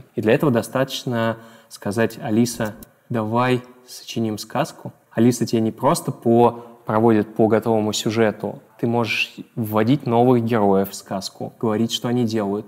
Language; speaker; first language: Russian; native; Russian